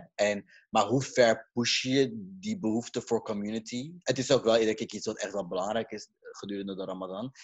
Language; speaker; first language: Dutch; early bilingual, other home language; Caribbean Hindustani